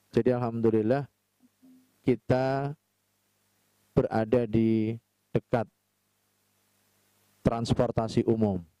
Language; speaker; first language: Indonesian; native; Indonesian